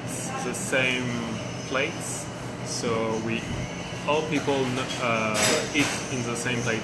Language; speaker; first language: English; non-native, learner; French